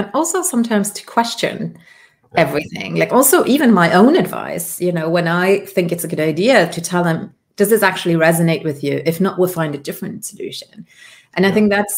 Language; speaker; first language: English; non-native, fluent; Luxembourgish